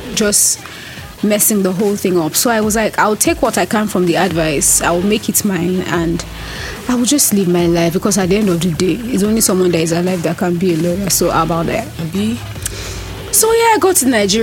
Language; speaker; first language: English; non-native, local second language; Yoruba